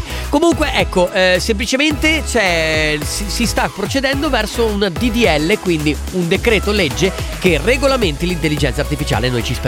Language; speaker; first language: Italian; native; Italian